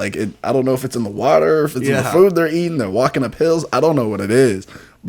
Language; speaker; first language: English; native; English